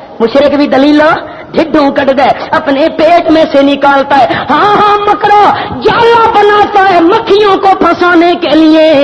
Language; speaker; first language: Urdu; non-native, local second language; Punjabi